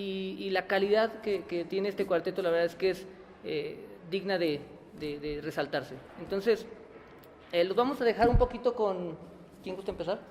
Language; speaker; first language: Spanish; native; Spanish